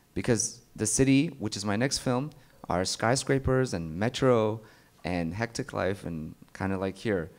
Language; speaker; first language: English; early bilingual, other home language; Amharic